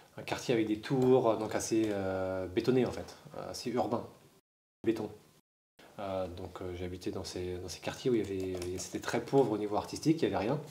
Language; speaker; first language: French; native; French